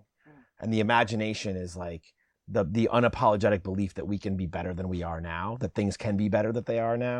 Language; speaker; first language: English; native; English